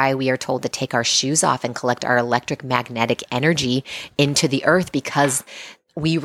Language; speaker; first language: English; native; English